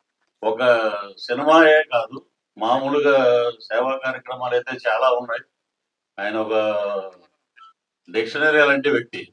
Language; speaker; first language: Telugu; native; Telugu